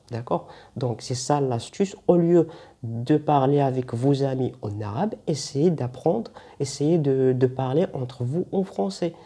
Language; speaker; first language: French; non-native, local second language; Arabic